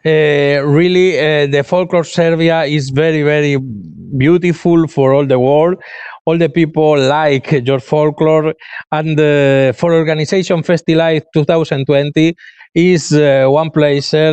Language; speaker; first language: English; non-native, learner; Galician